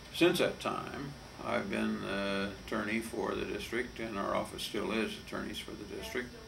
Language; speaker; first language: English; native; English